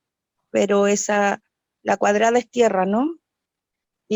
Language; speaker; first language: Spanish; native; Spanish